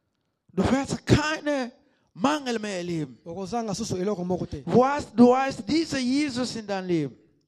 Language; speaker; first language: German; non-native, learner; Lingala